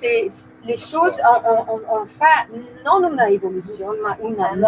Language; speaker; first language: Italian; non-native, learner; French